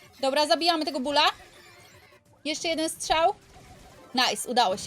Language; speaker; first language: Polish; native; Polish